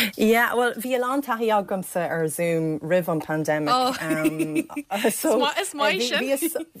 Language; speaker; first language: Irish; non-native, local second language; English